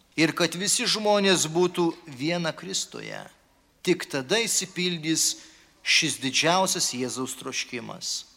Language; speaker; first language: Lithuanian; native; Lithuanian